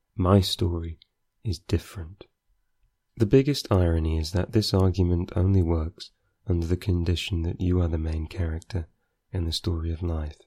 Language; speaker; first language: English; native; English